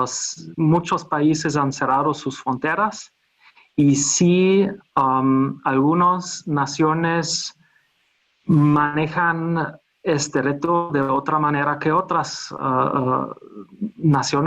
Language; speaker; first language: Spanish; non-native, fluent; German